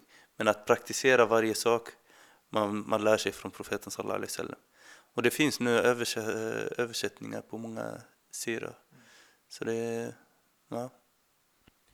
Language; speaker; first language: Swedish; non-native, fluent; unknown